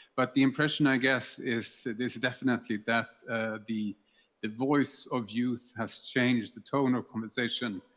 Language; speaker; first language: English; non-native, fluent; Swedish